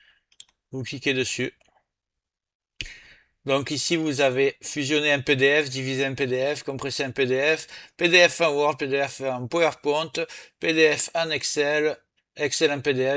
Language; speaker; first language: French; native; French